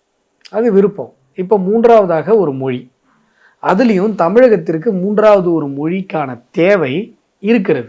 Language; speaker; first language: Tamil; native; Tamil